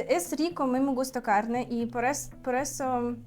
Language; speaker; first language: Spanish; non-native, learner; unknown